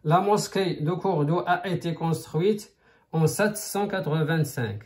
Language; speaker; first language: French; non-native, local second language; Arabic